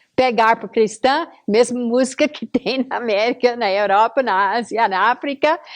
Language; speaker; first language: Portuguese; non-native, fluent; English